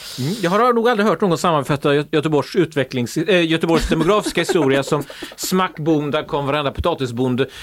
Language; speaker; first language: Swedish; native; Swedish